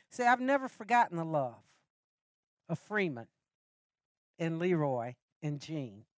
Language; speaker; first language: English; native; English